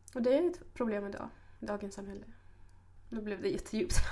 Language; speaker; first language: Swedish; non-native, fluent; Russian